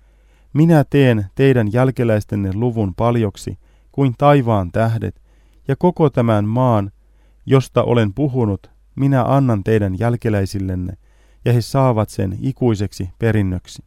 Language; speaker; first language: Finnish; native; Finnish